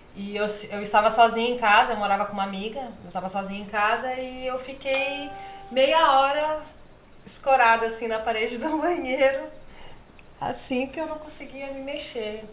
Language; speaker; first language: Portuguese; native; Portuguese